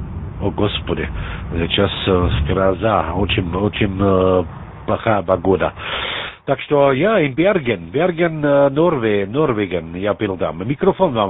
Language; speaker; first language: Russian; non-native, learner; German